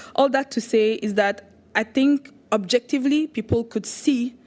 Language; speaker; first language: English; non-native, local second language; French